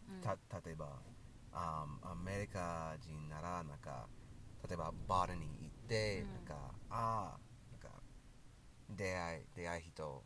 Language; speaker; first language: Japanese; non-native, learner; English